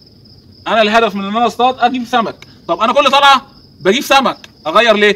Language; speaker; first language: Arabic; native; Arabic